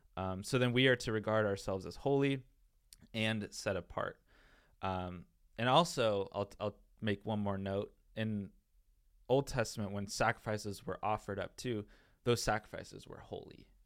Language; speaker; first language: English; native; English